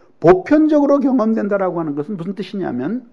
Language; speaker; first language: Korean; native; Korean